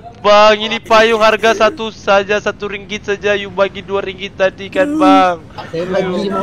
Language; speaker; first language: Malay; native; Malay